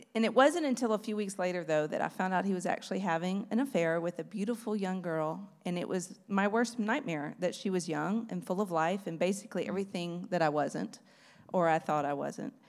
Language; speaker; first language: English; native; English